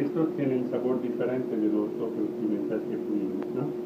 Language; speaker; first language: Spanish; non-native, learner; English